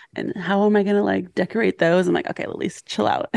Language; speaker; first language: English; native; English